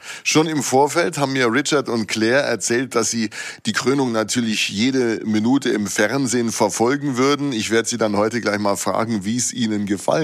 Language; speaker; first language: German; native; German